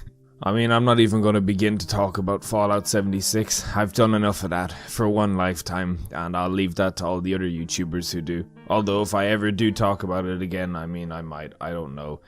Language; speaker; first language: English; native; English